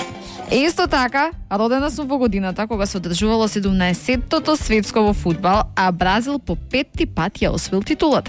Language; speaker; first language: Macedonian; native; Macedonian